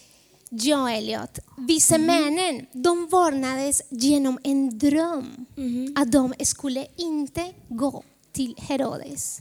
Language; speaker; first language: Swedish; non-native, fluent; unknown